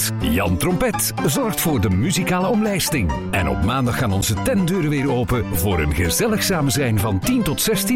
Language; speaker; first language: Dutch; native; Dutch